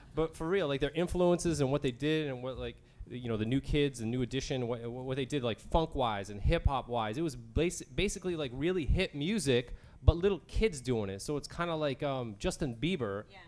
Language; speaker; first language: English; native; English